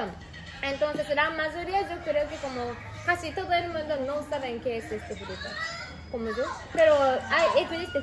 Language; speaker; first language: Spanish; non-native, learner; Japanese